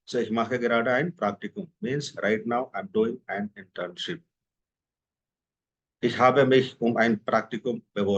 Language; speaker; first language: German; non-native, fluent; Hindi